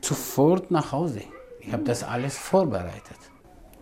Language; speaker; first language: German; non-native, learner; Kurdish